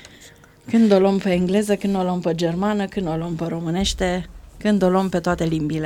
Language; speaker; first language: Romanian; native; Romanian